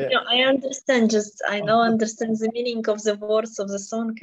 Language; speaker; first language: English; non-native, fluent; Ukrainian